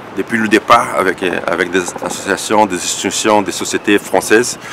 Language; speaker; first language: French; non-native, fluent; Portuguese